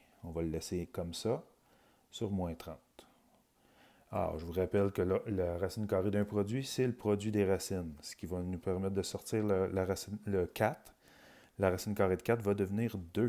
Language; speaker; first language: French; native; French